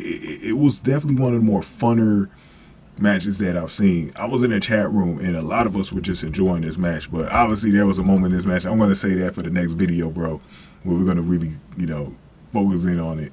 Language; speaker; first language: English; native; English